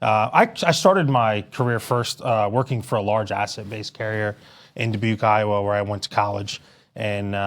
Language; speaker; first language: English; native; English